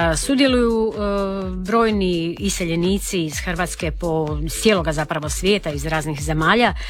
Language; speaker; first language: Croatian; native; Croatian